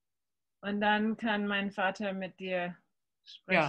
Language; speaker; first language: German; non-native, learner; English